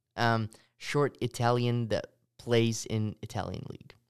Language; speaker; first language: English; early bilingual, other home language; Russian